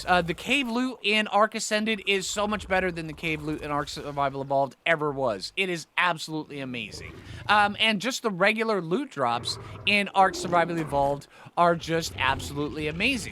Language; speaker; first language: English; native; English